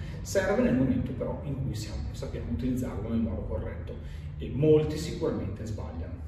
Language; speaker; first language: Italian; native; Italian